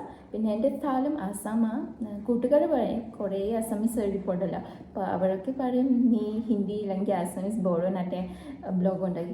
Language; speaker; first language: Malayalam; non-native, learner; Bodo